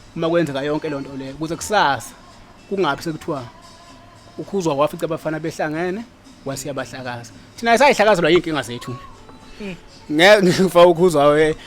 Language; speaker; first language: Zulu; native; Zulu